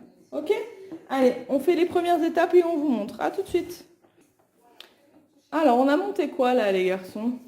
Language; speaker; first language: French; native; French